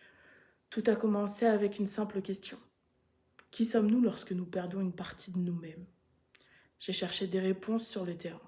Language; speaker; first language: French; native; French